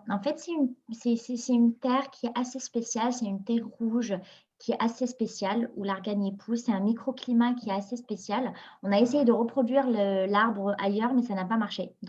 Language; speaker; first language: French; non-native, local second language; Arabic